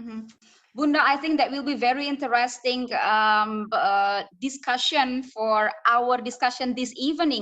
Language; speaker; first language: English; non-native, fluent; Indonesian